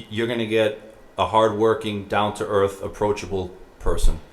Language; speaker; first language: English; native; English